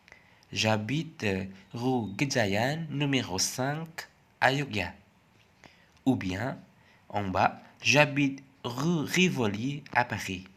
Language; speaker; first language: French; non-native, fluent; Indonesian